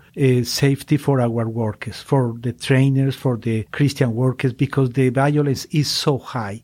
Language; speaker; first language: English; non-native, learner; Spanish